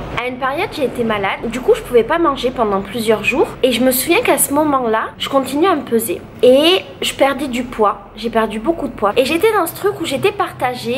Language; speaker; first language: French; native; French